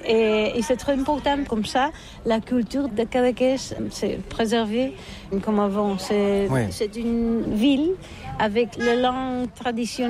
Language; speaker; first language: French; non-native, learner; Catalan